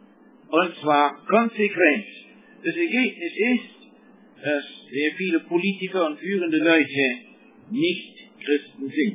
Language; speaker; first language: German; non-native, fluent; English